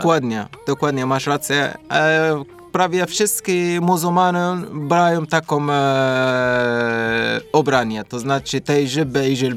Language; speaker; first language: Polish; non-native, learner; Arabic